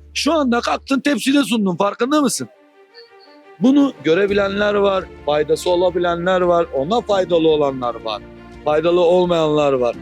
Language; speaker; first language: Turkish; native; Turkish